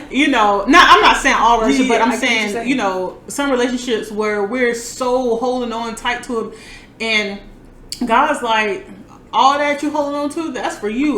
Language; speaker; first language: English; native; English